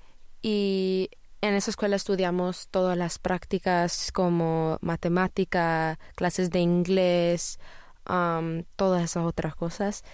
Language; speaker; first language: Spanish; early bilingual, heritage; Spanish